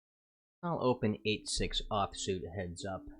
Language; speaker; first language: English; native; English